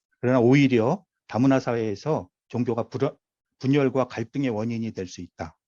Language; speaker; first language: Korean; native; Korean